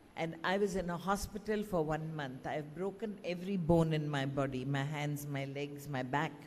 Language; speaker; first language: English; non-native, local second language; Kannada